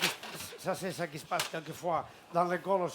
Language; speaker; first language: French; non-native, learner; Catalan